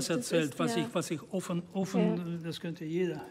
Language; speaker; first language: German; non-native, fluent; Russian